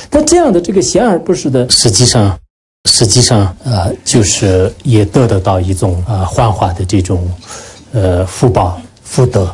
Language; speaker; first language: Chinese; non-native, local second language; Tibetan